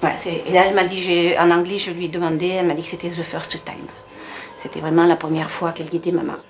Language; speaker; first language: French; native; French